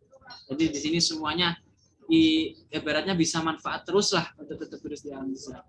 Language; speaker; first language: Indonesian; native; Indonesian